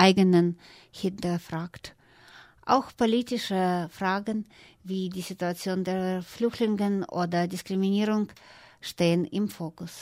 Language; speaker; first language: German; non-native, fluent; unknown